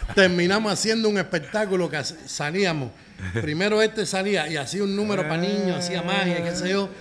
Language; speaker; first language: Spanish; native; Spanish